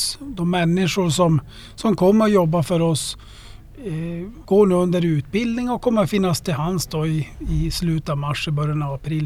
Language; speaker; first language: Swedish; native; Swedish